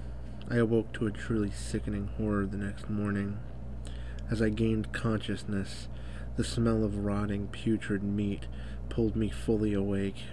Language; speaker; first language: English; native; English